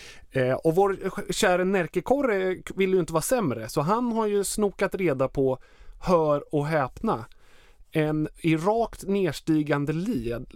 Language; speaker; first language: Swedish; native; Swedish